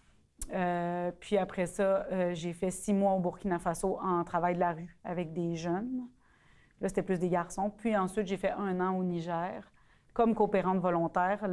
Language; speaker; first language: French; native; French